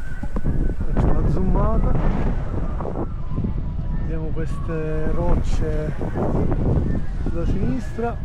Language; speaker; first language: Italian; native; Italian